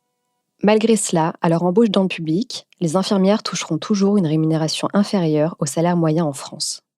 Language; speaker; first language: French; native; French